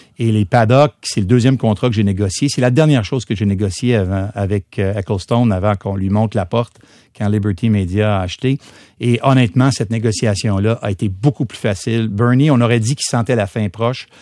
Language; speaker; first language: French; native; French